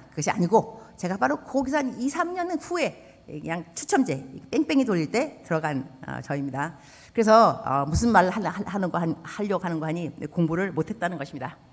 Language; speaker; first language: Korean; native; Korean